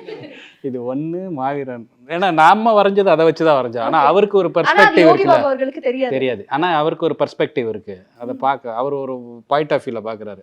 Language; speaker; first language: Tamil; native; Tamil